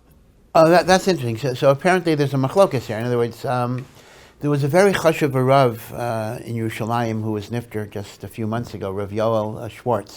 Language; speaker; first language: English; native; English